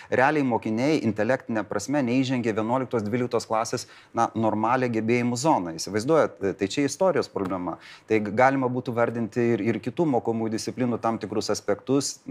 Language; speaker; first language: Lithuanian; native; Lithuanian